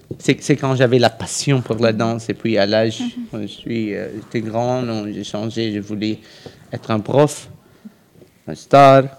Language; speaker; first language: French; non-native, local second language; Arabic